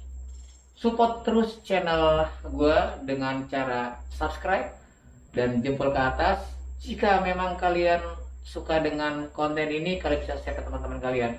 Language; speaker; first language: Indonesian; native; Indonesian